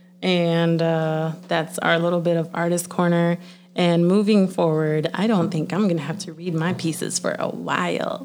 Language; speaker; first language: English; early bilingual, other home language; Spanish